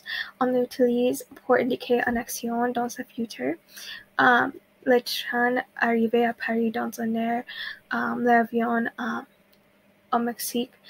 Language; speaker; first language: French; non-native, learner; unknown